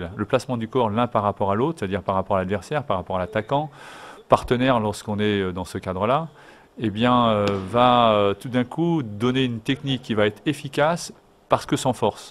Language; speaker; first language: French; native; French